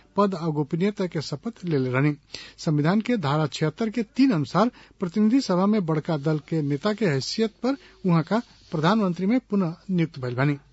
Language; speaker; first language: Bhojpuri; non-native, local second language; Nepali